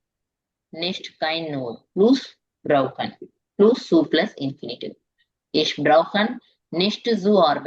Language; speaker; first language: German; non-native, learner; Tamil